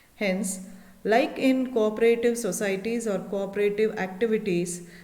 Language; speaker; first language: English; non-native, local second language; Kannada